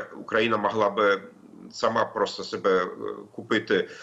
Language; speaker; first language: Ukrainian; non-native, fluent; German